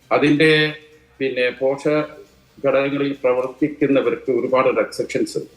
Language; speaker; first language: Malayalam; native; Malayalam